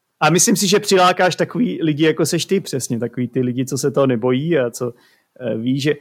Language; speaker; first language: Czech; native; Czech